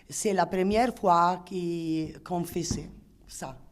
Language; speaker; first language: French; non-native, learner; Italian